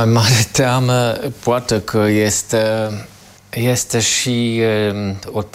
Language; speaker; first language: Romanian; non-native, fluent; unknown